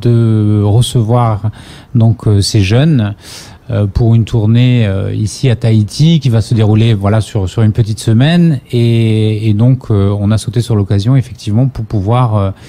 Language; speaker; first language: French; native; French